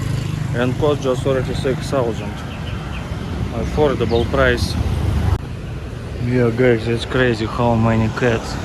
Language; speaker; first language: English; non-native, fluent; Russian